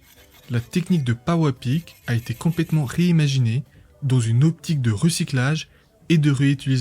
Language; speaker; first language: French; native; French